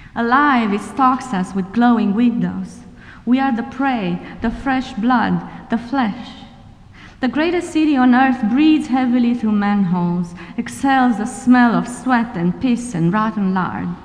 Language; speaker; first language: English; non-native, fluent; Romanian